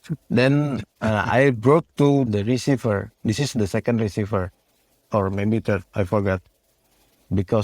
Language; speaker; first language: English; non-native, learner; Indonesian